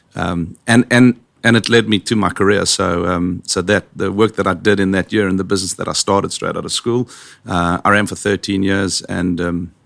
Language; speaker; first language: English; native; English